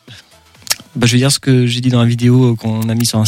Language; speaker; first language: French; native; French